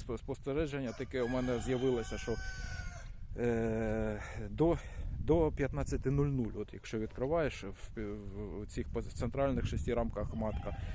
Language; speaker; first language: Ukrainian; non-native, local second language; Russian